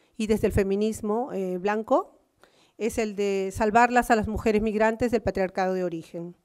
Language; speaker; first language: Spanish; native; Spanish